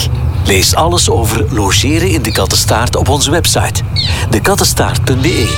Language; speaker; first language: Dutch; native; Dutch